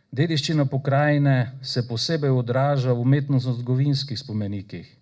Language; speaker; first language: Slovenian; native; Slovenian